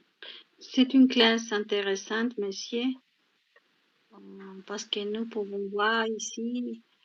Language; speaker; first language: French; non-native, learner; Spanish